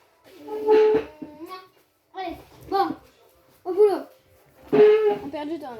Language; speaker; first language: French; native; French